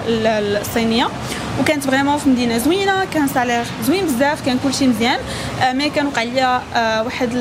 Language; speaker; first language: Arabic; native; Arabic